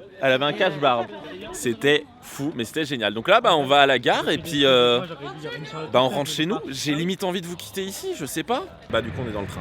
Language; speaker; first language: French; native; French